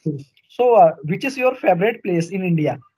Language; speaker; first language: English; non-native, learner; Hindi